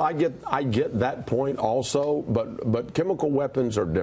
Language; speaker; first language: English; native; English